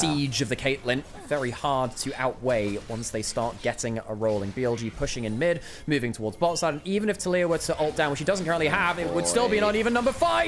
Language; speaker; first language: English; native; English